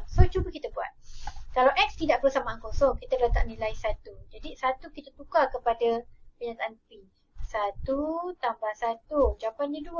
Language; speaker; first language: Malay; native; Malay